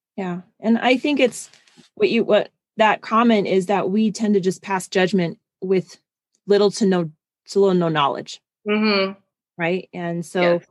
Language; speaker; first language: English; non-native, fluent; German